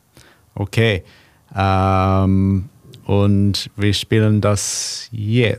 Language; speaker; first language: German; non-native, learner; English